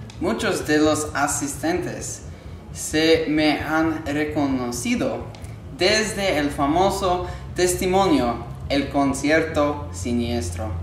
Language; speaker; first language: Spanish; non-native, learner; English